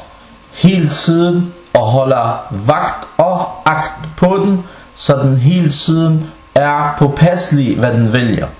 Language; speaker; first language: Danish; non-native, local second language; Arabic